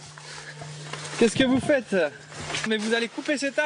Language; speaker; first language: French; native; French